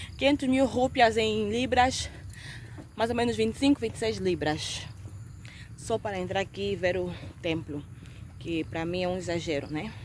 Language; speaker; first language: Portuguese; native; Portuguese